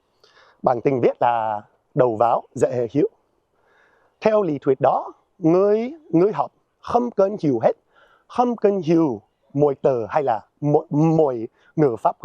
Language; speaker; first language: Vietnamese; non-native, learner; English